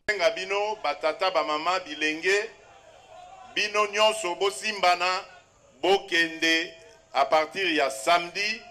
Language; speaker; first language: Lingala; non-native, local second language; Luba-Lulua